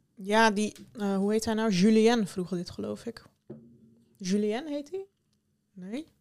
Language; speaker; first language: Dutch; early bilingual, other home language; Turkish